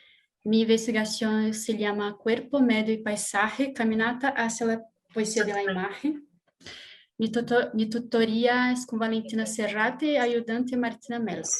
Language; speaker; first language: Spanish; non-native, learner; Portuguese